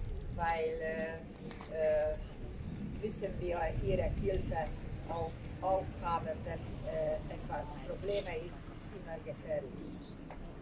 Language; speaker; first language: German; non-native, learner; Hungarian